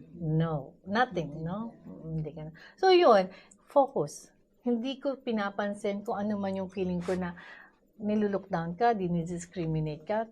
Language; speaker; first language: Filipino; native; Filipino